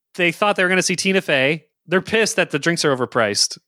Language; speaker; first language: English; native; English